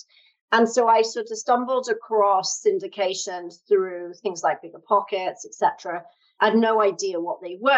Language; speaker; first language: English; native; English